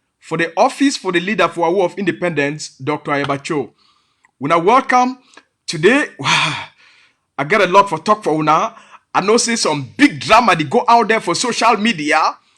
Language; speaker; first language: Nigerian Pidgin; native; Nigerian Pidgin